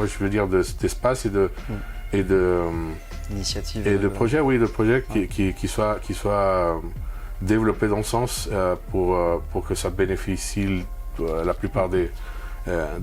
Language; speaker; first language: French; non-native, fluent; Spanish